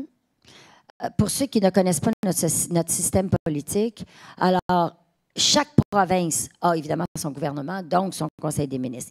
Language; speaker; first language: French; native; French